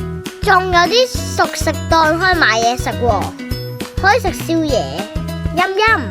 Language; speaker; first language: Chinese; native; Chinese